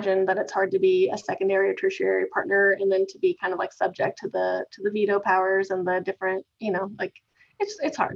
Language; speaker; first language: English; native; English